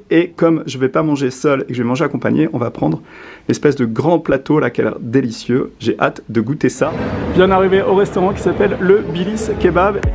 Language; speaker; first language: French; native; French